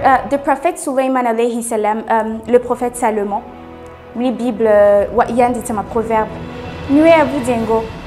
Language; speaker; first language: French; non-native, local second language; Rundi